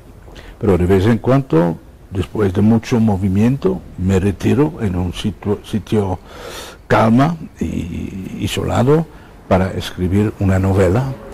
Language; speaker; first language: Spanish; non-native, fluent; Dutch